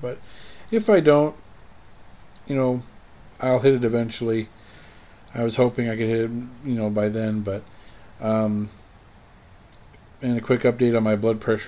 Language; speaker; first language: English; native; English